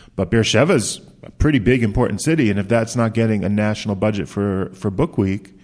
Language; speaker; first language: English; native; English